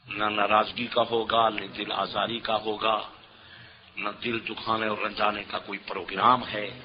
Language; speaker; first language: Urdu; non-native, local second language; Saraiki